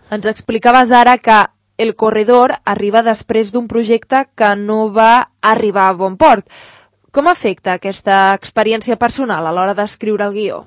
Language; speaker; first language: Catalan; native; Catalan